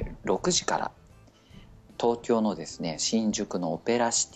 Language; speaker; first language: Japanese; native; Japanese